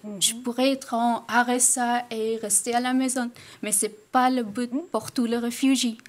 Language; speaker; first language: French; non-native, fluent; Persian